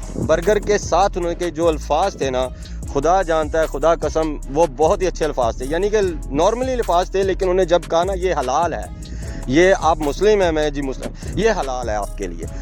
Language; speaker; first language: Urdu; non-native, local second language; Punjabi